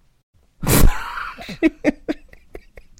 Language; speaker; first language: English; native; English